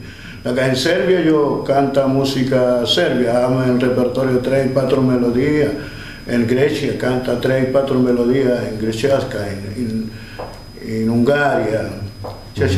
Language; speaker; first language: Romanian; non-native, learner; Spanish